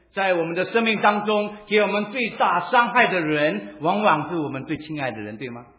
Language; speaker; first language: Chinese; native; Chinese